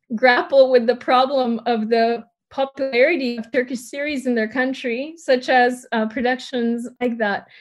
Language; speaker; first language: English; early bilingual, other home language; Turkish